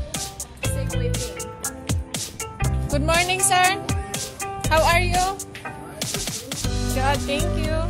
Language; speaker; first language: English; non-native, local second language; Cebuano